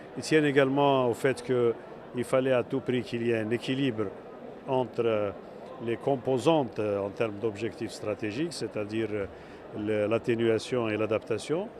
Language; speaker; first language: French; non-native, local second language; Arabic